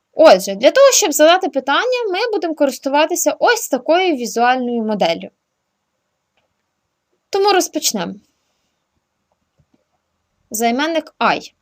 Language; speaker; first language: Ukrainian; native; Ukrainian